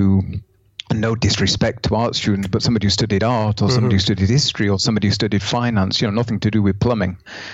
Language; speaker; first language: English; native; English